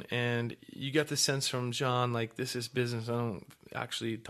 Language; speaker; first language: English; native; English